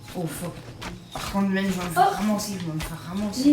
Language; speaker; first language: French; native; French